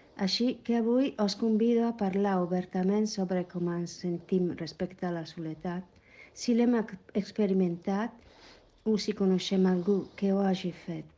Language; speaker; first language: Catalan; non-native, fluent; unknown